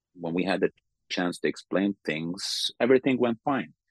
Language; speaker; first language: English; non-native, fluent; Arabic